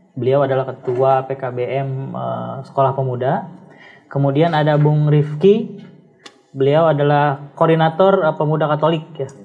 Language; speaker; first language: Indonesian; native; Indonesian